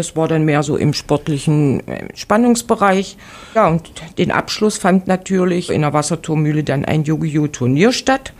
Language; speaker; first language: German; native; German